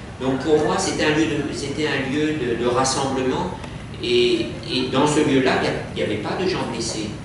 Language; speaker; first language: French; native; French